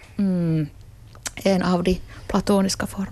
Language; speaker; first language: Swedish; non-native, local second language; Finnish